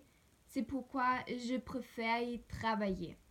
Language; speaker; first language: French; non-native, learner; German